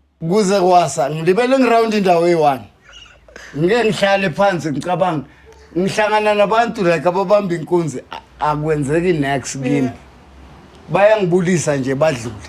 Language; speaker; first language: Zulu; native; Zulu